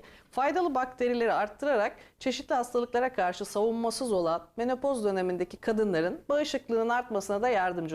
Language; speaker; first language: Turkish; native; Turkish